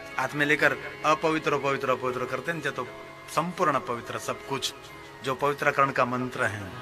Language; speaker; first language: Hindi; non-native, local second language; Gujarati